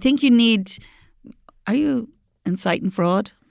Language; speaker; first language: English; native; English